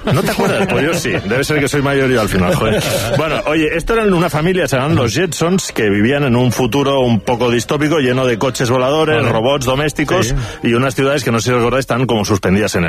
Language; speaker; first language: Spanish; native; Spanish